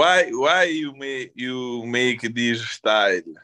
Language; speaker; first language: English; non-native, learner; Italian